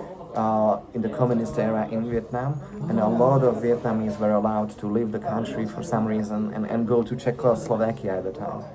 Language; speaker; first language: English; non-native, fluent; Slovak